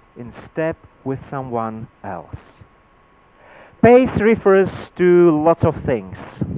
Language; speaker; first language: English; non-native, fluent; Czech